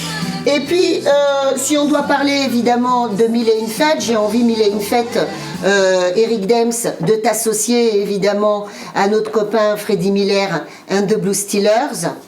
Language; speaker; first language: French; native; French